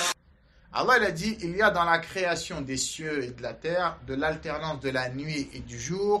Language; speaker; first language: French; native; French